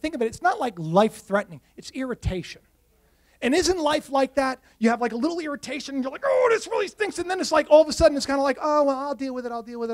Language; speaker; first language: English; native; English